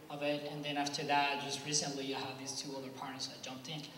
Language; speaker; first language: English; non-native, fluent; Spanish